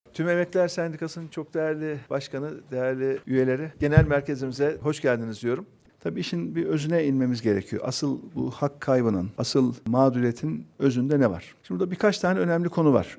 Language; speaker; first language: Turkish; native; Turkish